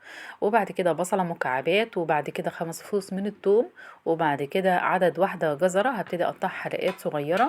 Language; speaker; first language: Arabic; native; Arabic